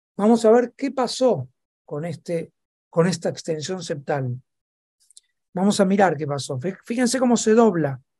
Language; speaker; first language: Spanish; native; Spanish